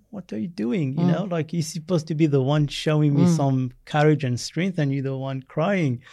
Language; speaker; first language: English; non-native, fluent; Berber languages